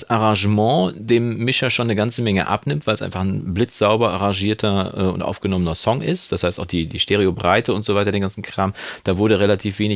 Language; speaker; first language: German; native; German